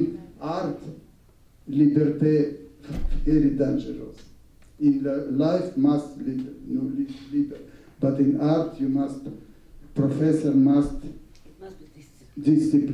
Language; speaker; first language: English; non-native, learner; Russian